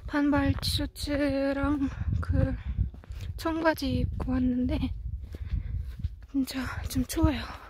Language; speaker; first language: Korean; non-native, learner; Kazakh